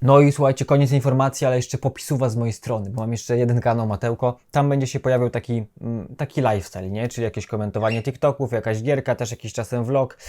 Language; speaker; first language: Polish; native; Polish